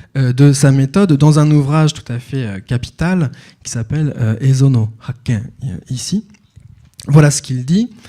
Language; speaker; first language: French; native; French